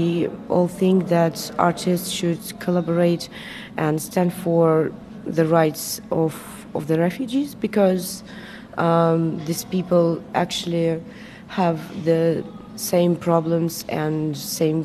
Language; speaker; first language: English; non-native, fluent; Arabic